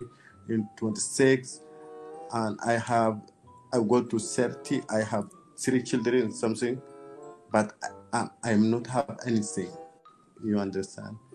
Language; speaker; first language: English; non-native, learner; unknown